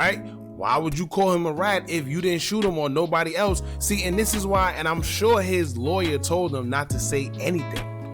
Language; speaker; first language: English; native; English